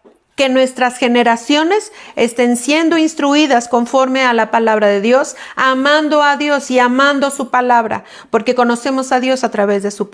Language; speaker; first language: Spanish; native; Spanish